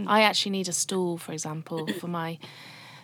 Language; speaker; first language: English; native; English